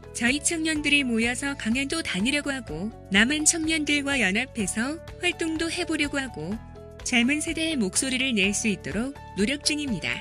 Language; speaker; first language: Korean; native; Korean